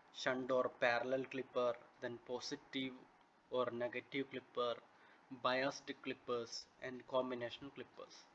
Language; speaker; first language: English; non-native, local second language; Malayalam